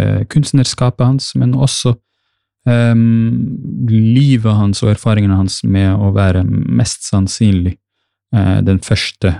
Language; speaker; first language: Norwegian; early bilingual, other home language; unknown